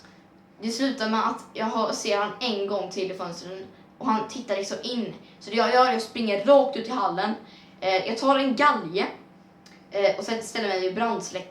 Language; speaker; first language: Swedish; native; Swedish